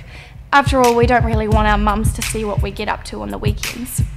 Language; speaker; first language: English; native; English